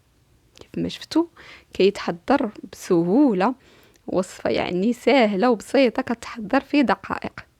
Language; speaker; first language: Arabic; native; Arabic